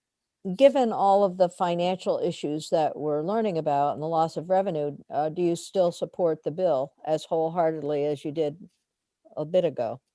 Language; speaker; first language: English; native; English